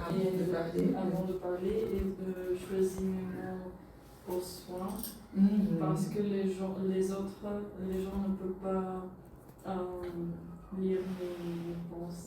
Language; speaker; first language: French; non-native, learner; Bulgarian